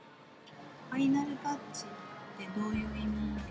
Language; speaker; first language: Japanese; native; Japanese